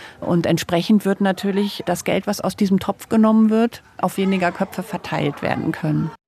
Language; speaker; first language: German; native; German